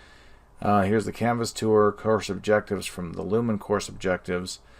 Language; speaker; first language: English; native; English